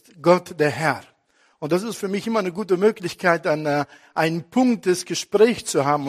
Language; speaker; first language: German; non-native, fluent; Italian